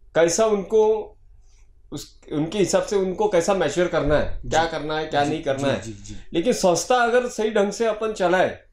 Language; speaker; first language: Hindi; non-native, local second language; Marathi